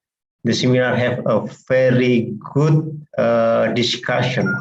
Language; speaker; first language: English; non-native, fluent; Indonesian